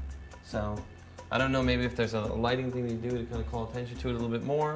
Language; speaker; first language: English; native; English